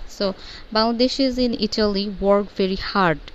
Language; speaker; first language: English; non-native, local second language; Bangla